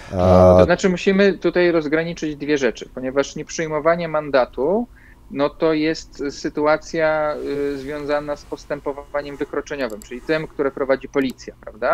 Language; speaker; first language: Polish; native; Polish